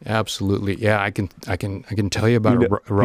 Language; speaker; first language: English; native; English